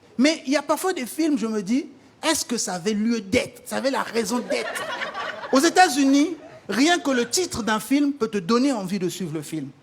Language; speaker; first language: French; non-native, local second language; Lingala